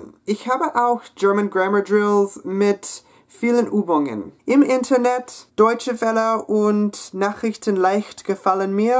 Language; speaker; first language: German; non-native, learner; English